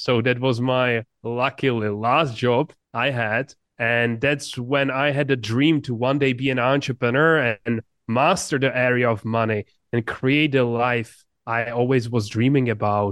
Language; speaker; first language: English; non-native, fluent; Czech